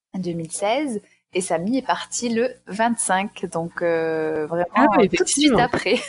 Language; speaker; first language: French; native; French